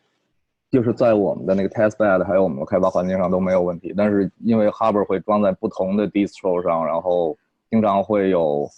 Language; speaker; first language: Chinese; native; Chinese